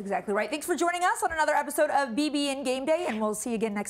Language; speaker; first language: English; native; English